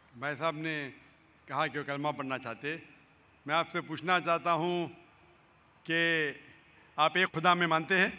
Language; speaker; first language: Hindi; non-native, local second language; Konkani